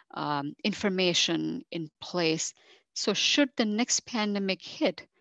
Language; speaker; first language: English; non-native, local second language; Marathi